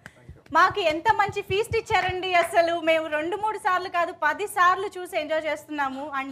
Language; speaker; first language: Telugu; native; Telugu